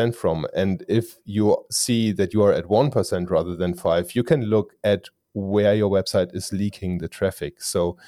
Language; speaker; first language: English; non-native, fluent; German